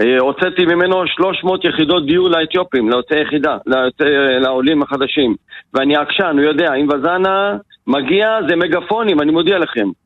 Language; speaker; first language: Hebrew; native; Hebrew